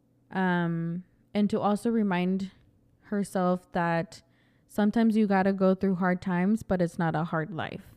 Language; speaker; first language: English; early bilingual, other home language; Spanish